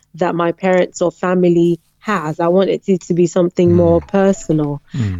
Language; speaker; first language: English; non-native, local second language; Yoruba